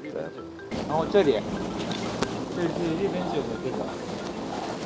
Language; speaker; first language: Chinese; non-native, fluent; Japanese